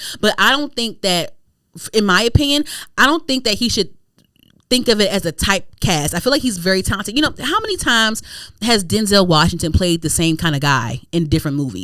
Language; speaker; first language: English; native; English